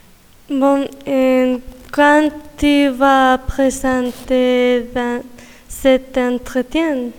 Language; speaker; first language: French; non-native, learner; Spanish